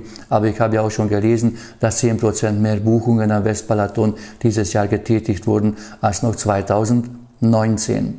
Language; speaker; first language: German; native; German